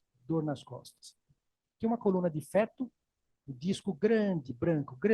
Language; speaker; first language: Portuguese; native; Portuguese